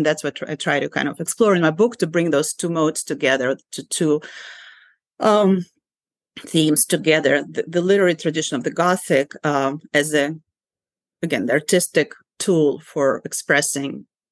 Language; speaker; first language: English; non-native, fluent; Ukrainian